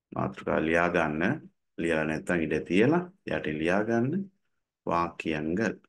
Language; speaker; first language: Sinhala; non-native, local second language; Tamil